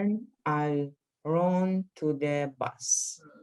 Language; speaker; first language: English; non-native, learner; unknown